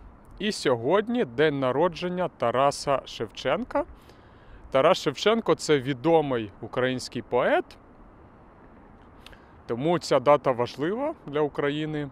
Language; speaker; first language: Ukrainian; native; Ukrainian